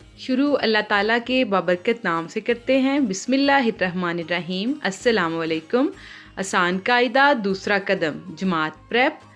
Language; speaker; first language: Hindi; non-native, local second language; Punjabi